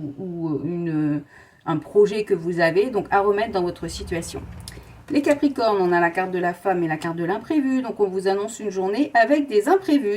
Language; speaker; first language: French; native; French